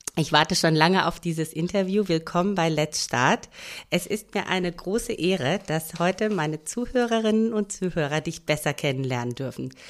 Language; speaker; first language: German; native; German